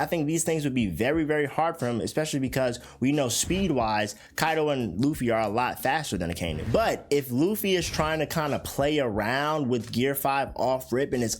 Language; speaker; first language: English; native; English